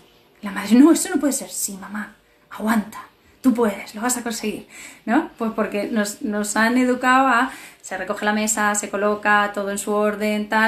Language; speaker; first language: Spanish; native; Spanish